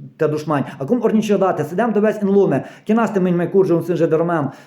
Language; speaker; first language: Romanian; non-native, learner; Ukrainian